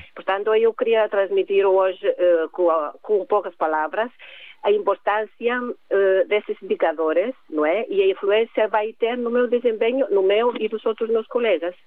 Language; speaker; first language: Portuguese; non-native, fluent; Greek